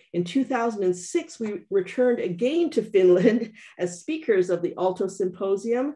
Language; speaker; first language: English; native; English